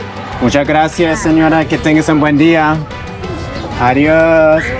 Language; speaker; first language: Spanish; non-native, learner; English